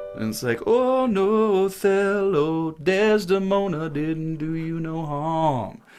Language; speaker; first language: English; native; English